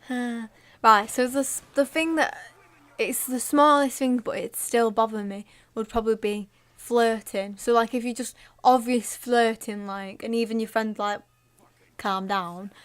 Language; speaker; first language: English; native; English